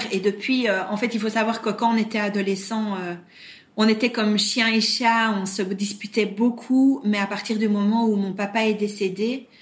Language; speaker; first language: French; native; French